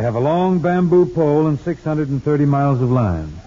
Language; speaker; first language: English; native; English